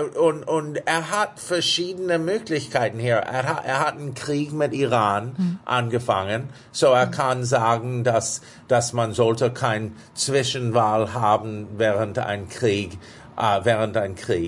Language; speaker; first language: German; non-native, fluent; English